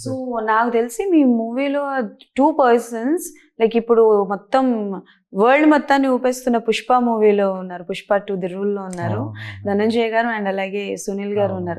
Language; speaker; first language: Telugu; native; Telugu